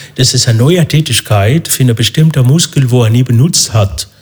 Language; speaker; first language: German; non-native, fluent; Arabic